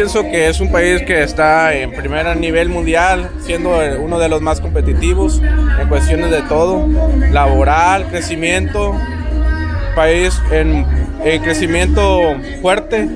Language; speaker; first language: Spanish; native; Spanish